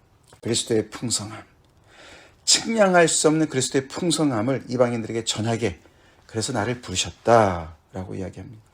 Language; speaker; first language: Korean; native; Korean